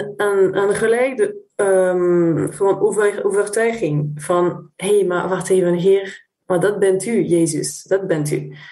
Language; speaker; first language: Dutch; non-native, fluent; French